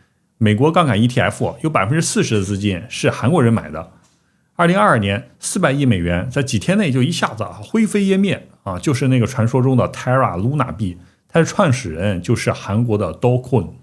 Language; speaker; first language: Chinese; native; Chinese